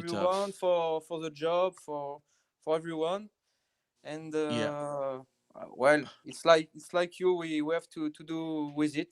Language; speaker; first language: English; non-native, learner; French